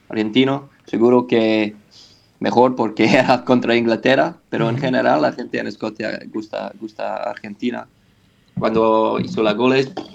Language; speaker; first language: Spanish; non-native, learner; English